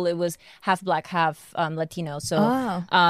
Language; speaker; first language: English; non-native, local second language; Filipino